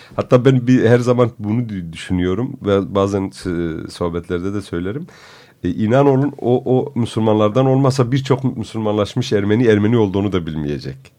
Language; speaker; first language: Turkish; non-native, local second language; Kurdish